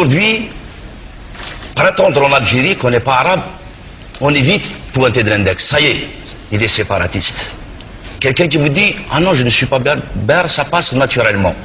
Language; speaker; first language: French; non-native, local second language; Kabyle